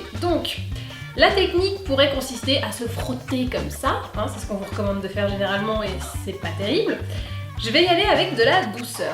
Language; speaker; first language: French; native; French